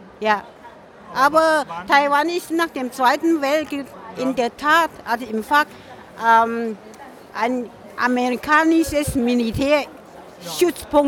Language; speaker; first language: German; non-native, learner; Min Nan Chinese